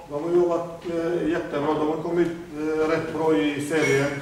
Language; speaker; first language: Swedish; non-native, fluent; Macedonian